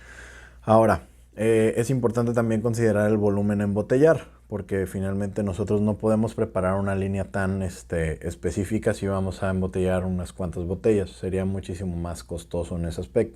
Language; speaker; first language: Spanish; native; Spanish